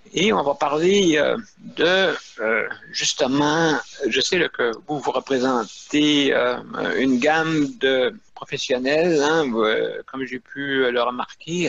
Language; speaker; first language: French; native; French